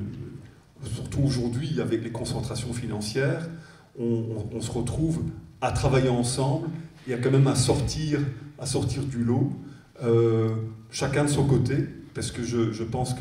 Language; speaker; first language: French; native; French